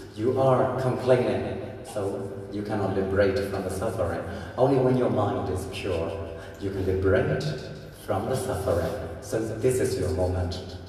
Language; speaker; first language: English; non-native, fluent; Burmese